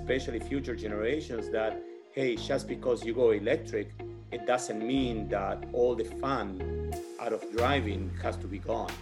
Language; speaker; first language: English; non-native, fluent; Spanish